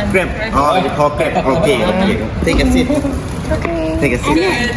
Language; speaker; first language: English; non-native, learner; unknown